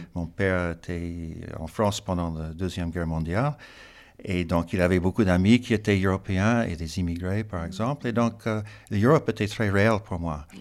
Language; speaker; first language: French; non-native, fluent; English